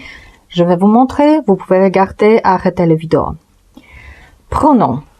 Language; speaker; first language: French; non-native, fluent; Polish